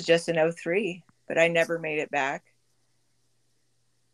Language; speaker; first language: English; native; English